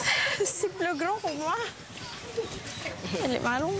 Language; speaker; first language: French; non-native, learner; Filipino